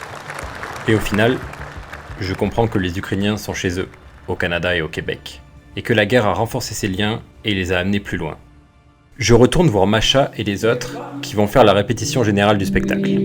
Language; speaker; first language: French; native; French